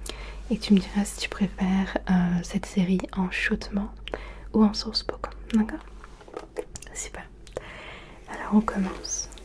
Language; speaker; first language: French; early bilingual, other home language; Turkish